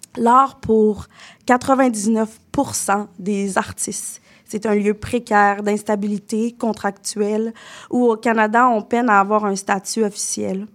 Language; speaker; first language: French; native; French